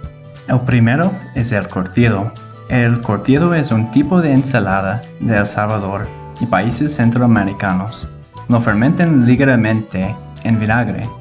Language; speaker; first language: Spanish; non-native, learner; English